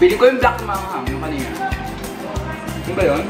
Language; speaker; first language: Filipino; native; Filipino